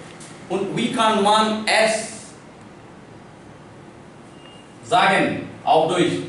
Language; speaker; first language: German; non-native, learner; Hindi